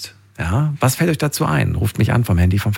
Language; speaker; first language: German; native; German